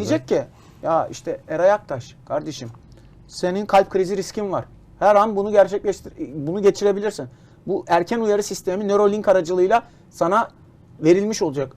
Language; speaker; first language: Turkish; native; Turkish